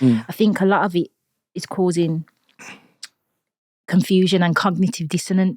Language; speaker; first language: English; native; English